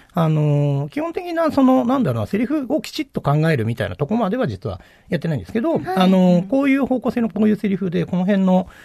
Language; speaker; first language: Japanese; native; Japanese